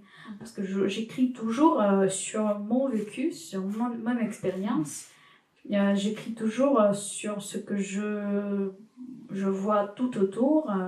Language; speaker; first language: French; non-native, fluent; Ukrainian